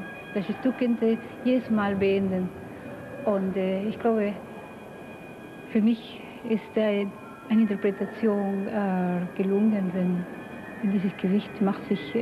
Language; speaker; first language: German; non-native, fluent; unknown